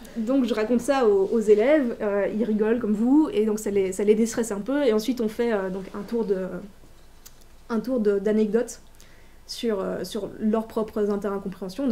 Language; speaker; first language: French; native; French